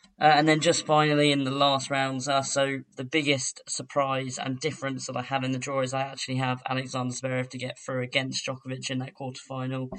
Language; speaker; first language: English; native; English